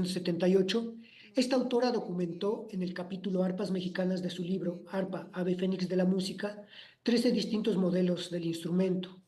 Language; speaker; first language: Spanish; native; Spanish